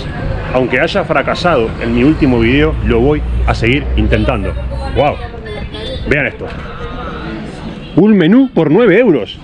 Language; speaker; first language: Spanish; native; Spanish